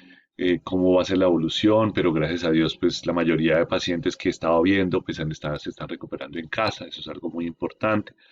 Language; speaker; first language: Spanish; native; Spanish